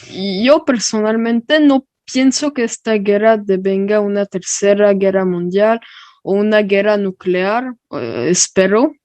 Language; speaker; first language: Spanish; early bilingual, heritage; Spanish